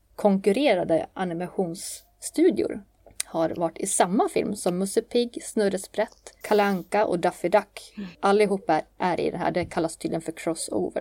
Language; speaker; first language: Swedish; native; Swedish